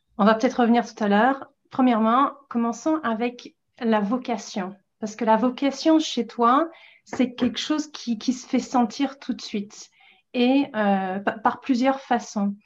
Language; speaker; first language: French; non-native, fluent; English